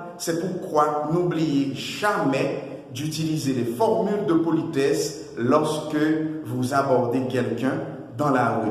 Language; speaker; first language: French; non-native, local second language; Haitian Creole